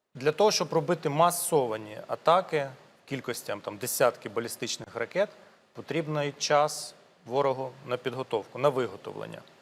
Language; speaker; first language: Ukrainian; non-native, local second language; Russian